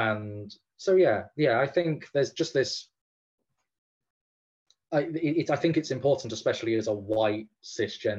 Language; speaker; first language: English; native; English